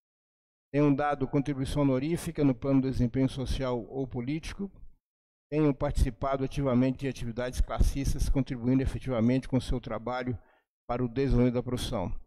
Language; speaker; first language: Portuguese; native; Portuguese